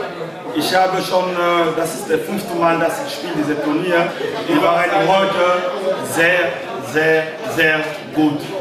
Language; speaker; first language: German; non-native, learner; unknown